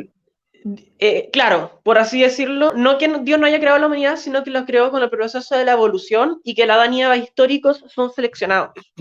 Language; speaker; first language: Spanish; native; Spanish